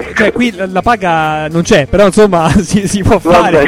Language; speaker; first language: Italian; native; Italian